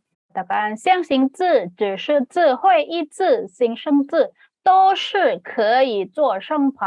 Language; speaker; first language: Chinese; non-native, fluent; Indonesian